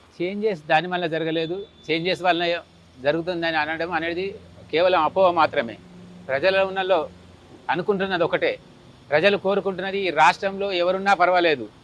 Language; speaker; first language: Telugu; native; Telugu